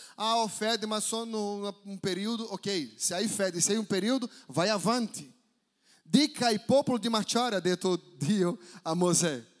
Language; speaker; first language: Italian; non-native, fluent; Portuguese